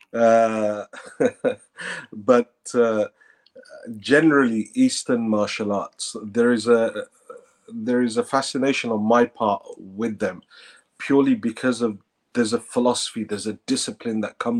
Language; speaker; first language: English; native; English